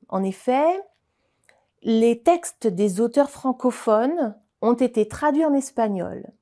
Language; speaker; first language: French; native; French